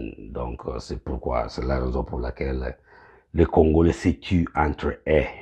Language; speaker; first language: French; non-native, local second language; Kinyarwanda